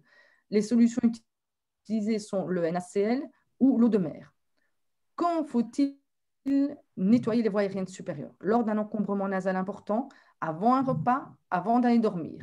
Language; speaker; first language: French; native; French